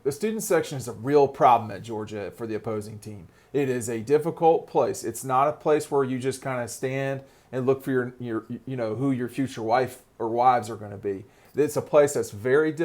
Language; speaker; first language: English; native; English